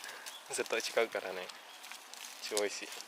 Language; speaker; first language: Japanese; non-native, learner; Vietnamese